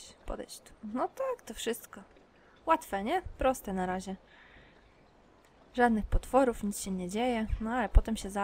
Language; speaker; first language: Polish; native; Polish